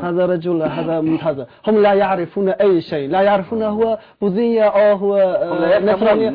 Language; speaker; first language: Arabic; non-native, learner; Chinese